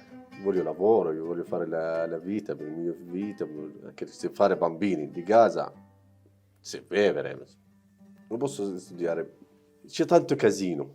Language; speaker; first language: Italian; non-native, learner; Arabic